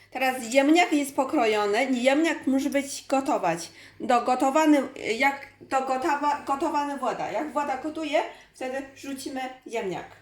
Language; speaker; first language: Polish; non-native, learner; Chinese